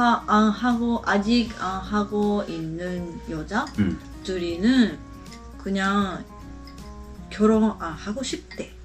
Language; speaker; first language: Korean; non-native, learner; Japanese